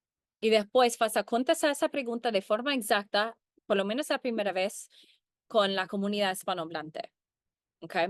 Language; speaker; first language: Spanish; early bilingual, heritage; Spanish